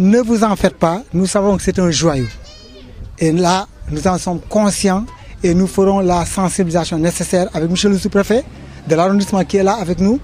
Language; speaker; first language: French; non-native, local second language; Wolof